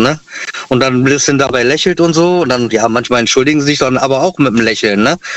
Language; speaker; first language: German; native; German